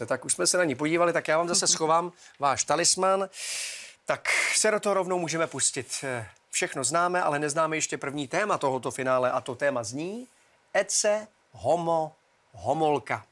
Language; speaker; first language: Czech; native; Czech